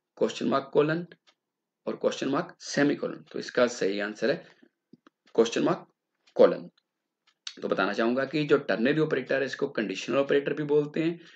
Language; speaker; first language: Hindi; non-native, local second language; Punjabi